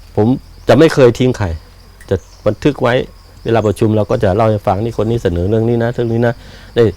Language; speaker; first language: Thai; native; Thai